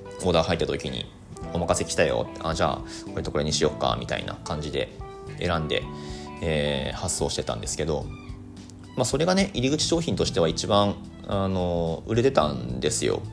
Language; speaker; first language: Japanese; native; Japanese